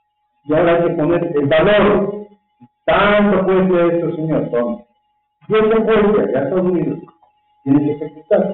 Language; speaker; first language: Spanish; native; Spanish